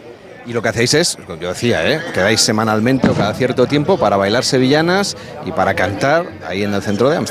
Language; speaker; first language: Spanish; native; Spanish